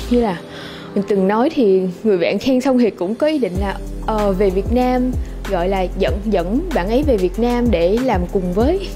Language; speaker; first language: Vietnamese; native; Vietnamese